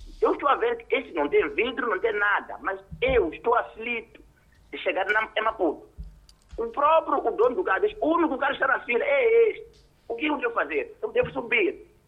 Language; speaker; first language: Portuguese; non-native, local second language; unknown